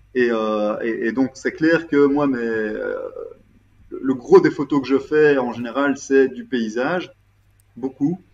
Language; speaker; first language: French; native; French